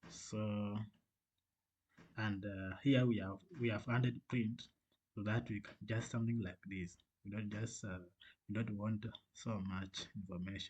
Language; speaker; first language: English; non-native, fluent; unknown